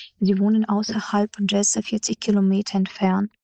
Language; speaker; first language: German; non-native, learner; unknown